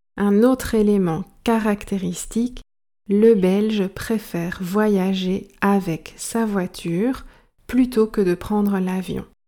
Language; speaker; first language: French; native; French